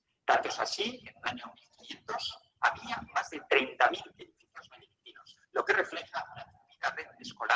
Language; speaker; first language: Spanish; native; Spanish